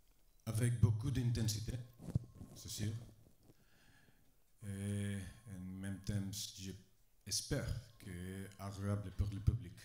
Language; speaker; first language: French; non-native, fluent; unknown